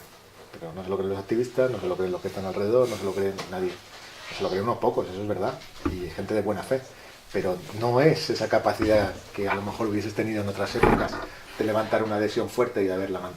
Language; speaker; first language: Spanish; native; Spanish